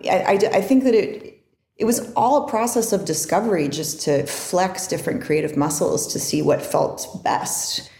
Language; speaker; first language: English; native; English